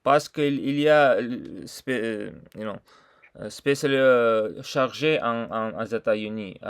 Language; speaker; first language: French; non-native, learner; Russian